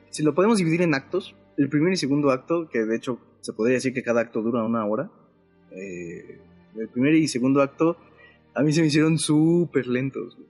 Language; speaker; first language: Spanish; native; Spanish